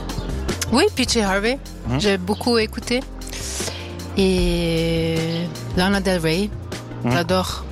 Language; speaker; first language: French; non-native, local second language; Swiss German